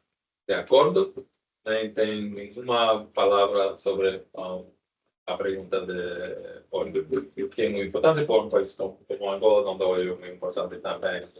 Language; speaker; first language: Portuguese; non-native, learner; Spanish